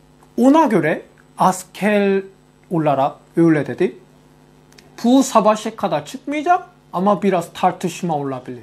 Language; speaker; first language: Turkish; non-native, learner; Korean